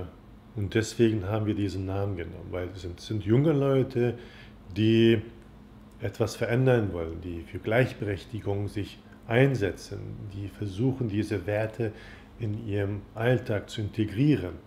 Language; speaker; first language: German; non-native, fluent; Turkish